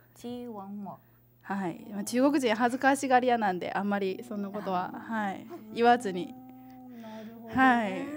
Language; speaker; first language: Japanese; early bilingual, other home language; Chinese